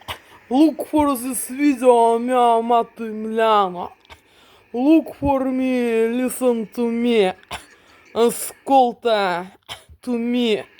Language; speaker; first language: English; non-native, learner; Russian